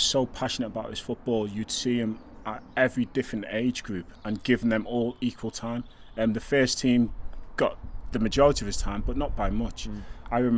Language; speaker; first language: English; native; English